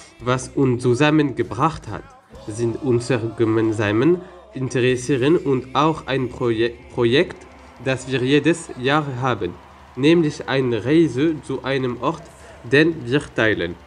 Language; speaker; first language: German; non-native, learner; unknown